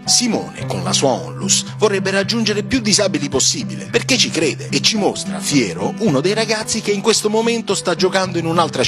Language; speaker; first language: Italian; native; Italian